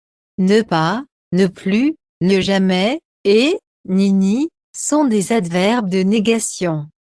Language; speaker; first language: French; non-native, fluent; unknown